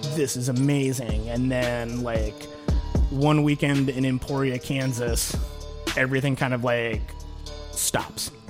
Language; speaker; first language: English; native; English